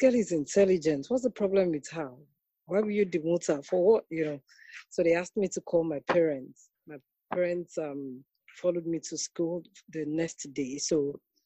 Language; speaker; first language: English; non-native, local second language; Yoruba